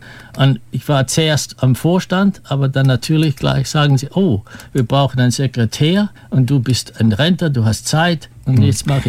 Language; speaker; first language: German; early bilingual, heritage; German